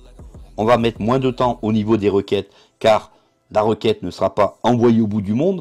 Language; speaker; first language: French; native; French